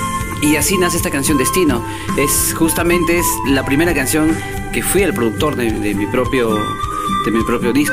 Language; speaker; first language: Spanish; native; Spanish